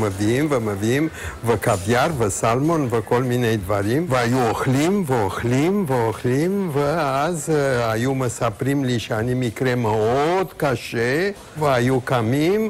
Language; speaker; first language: Hebrew; non-native, fluent; Romanian